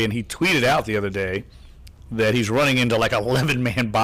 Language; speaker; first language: English; native; English